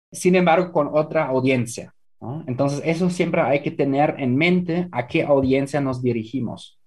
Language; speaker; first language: Spanish; non-native, fluent; German